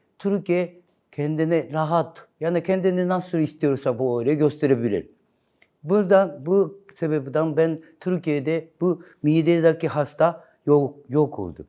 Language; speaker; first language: Turkish; non-native, learner; Japanese